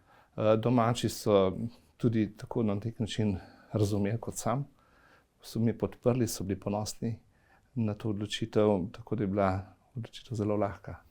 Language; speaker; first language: Slovenian; native; Slovenian